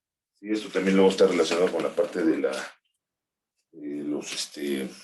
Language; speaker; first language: Spanish; native; Spanish